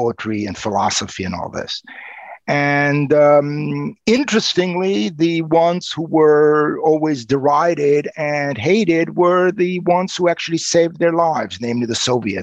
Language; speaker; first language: English; non-native, fluent; Romanian